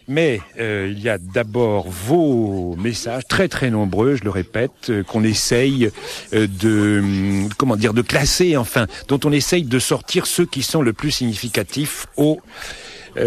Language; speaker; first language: French; native; French